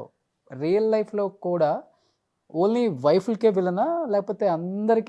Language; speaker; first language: Telugu; native; Telugu